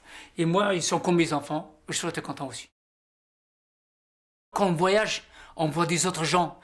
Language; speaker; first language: French; non-native, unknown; Riffian